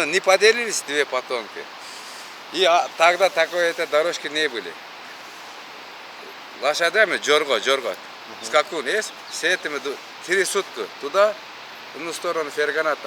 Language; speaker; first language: Russian; non-native, local second language; Kyrgyz